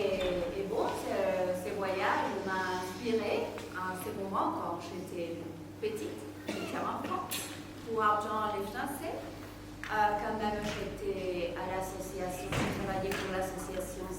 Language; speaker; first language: French; non-native, fluent; Spanish